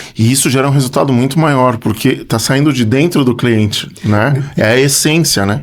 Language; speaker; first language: Portuguese; native; Portuguese